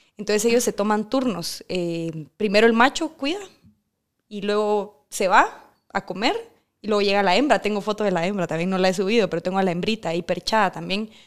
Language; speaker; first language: Spanish; native; Spanish